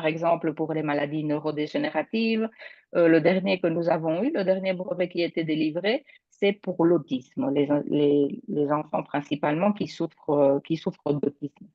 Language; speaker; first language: French; non-native, fluent; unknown